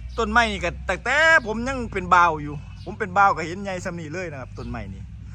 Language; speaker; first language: Thai; native; Thai